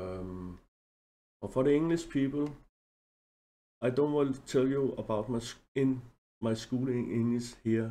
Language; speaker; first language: English; non-native, learner; Danish